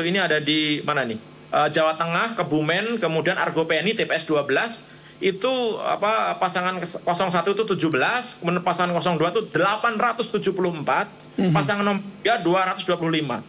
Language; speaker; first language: Indonesian; native; Indonesian